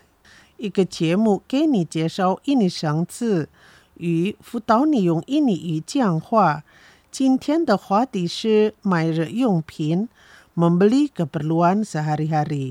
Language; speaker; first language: Chinese; early bilingual, heritage; Chinese